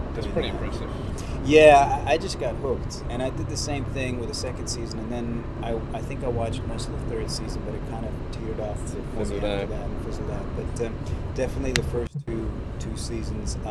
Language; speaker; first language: English; non-native, fluent; Arabic